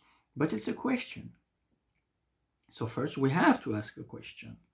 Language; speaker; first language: English; non-native, fluent; French